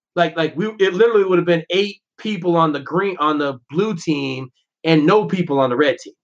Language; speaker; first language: English; native; English